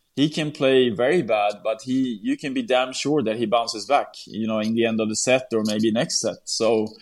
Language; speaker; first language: English; non-native, fluent; Swedish